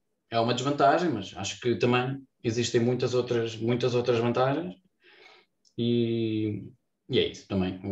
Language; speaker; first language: Portuguese; native; Portuguese